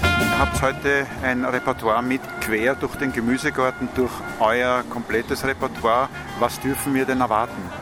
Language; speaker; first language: German; native; German